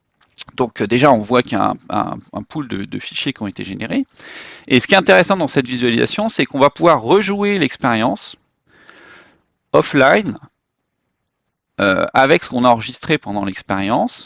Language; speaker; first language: French; native; French